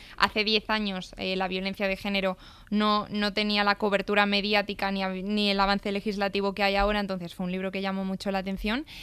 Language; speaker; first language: Spanish; native; Spanish